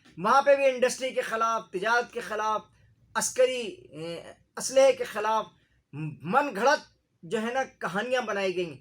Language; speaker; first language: Urdu; native; Urdu